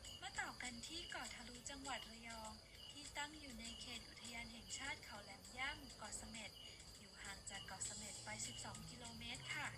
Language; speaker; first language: Thai; native; Thai